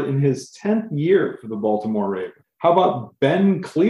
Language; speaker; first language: English; native; English